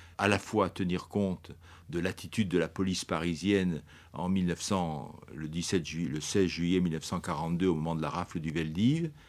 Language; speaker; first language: French; early bilingual, other home language; Italian